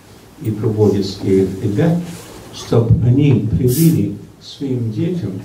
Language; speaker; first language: Russian; early bilingual, heritage; Russian